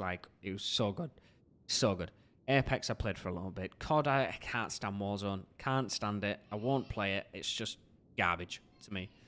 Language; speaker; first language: English; native; English